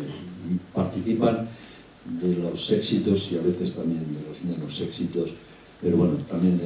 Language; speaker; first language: Spanish; native; Spanish